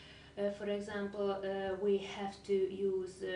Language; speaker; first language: English; non-native, learner; Hungarian